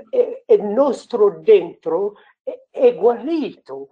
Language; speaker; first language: Italian; non-native, learner; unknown